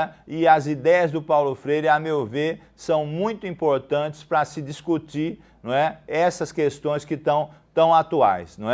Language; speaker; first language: Portuguese; native; Portuguese